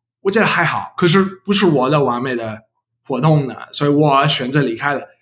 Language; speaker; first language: Chinese; non-native, learner; English